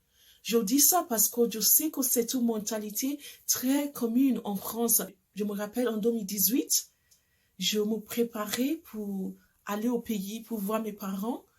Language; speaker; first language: French; non-native, fluent; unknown